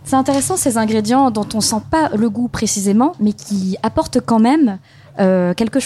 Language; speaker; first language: French; native; French